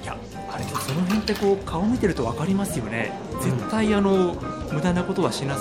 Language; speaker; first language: Japanese; native; Japanese